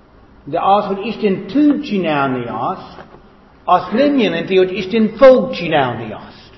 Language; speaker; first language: Hungarian; non-native, fluent; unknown